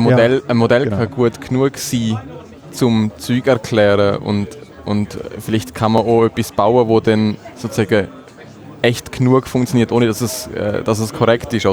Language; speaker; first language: German; native; German